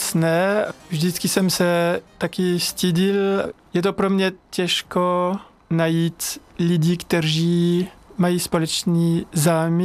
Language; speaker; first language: Czech; non-native, fluent; French